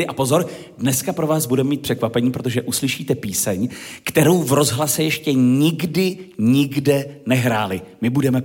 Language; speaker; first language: Czech; native; Czech